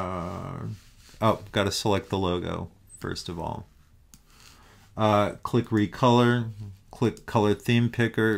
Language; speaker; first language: English; native; English